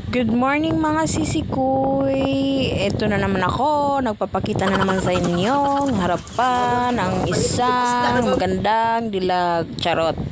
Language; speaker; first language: Filipino; non-native, local second language; Cebuano